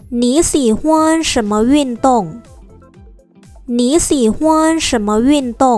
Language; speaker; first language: Chinese; non-native, fluent; Thai